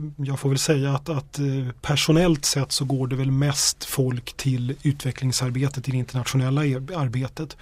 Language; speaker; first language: Swedish; native; Swedish